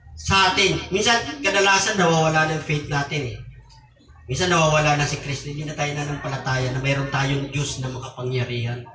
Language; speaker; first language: Filipino; native; Filipino